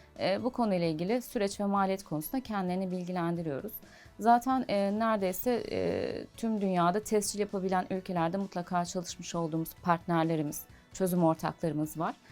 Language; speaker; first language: Turkish; native; Turkish